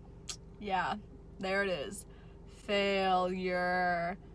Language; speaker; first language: English; native; English